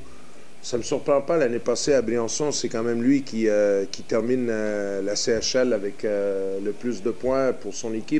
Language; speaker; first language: French; native; French